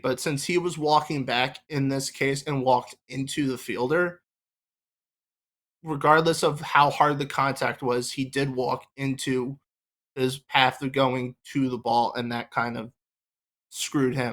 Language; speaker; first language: English; native; English